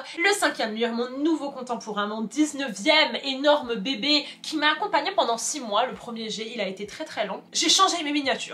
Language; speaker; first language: French; native; French